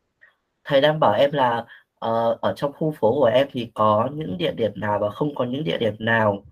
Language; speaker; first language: Vietnamese; native; Vietnamese